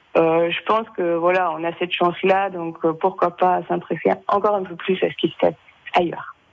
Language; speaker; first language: French; non-native, fluent; German